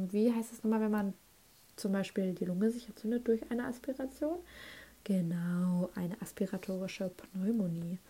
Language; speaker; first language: German; native; German